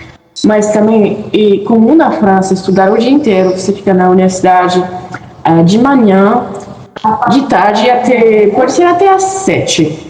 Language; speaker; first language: Portuguese; non-native, fluent; French